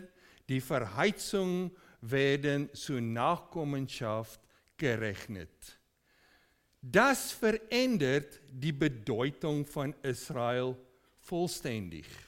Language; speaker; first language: German; non-native, fluent; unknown